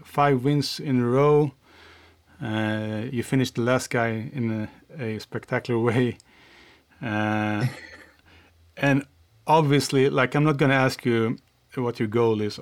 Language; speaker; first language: English; non-native, fluent; Swedish